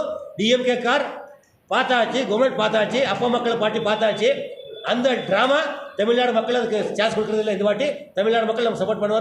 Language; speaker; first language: Tamil; non-native, learner; Kannada